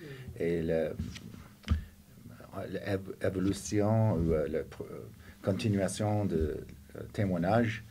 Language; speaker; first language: French; non-native, fluent; English